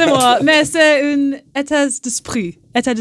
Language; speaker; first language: French; non-native, learner; English